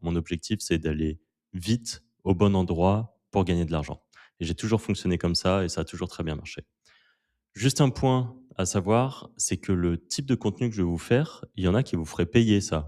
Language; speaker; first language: French; native; French